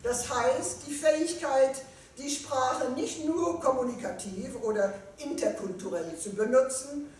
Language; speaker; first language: German; non-native, fluent; French